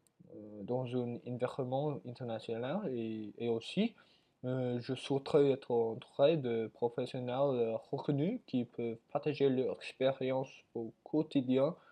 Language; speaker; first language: French; non-native, learner; English